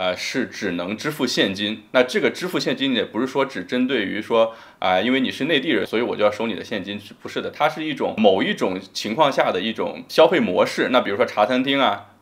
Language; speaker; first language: Chinese; native; Chinese